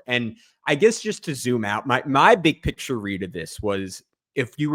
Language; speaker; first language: English; native; English